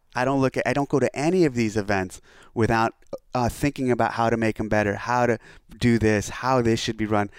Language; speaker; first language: English; native; English